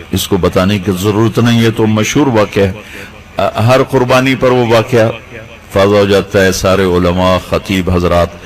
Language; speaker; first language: Urdu; non-native, local second language; Punjabi